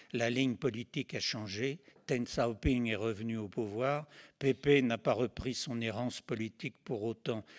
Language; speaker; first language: French; native; French